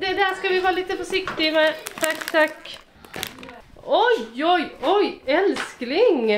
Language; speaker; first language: Swedish; native; Swedish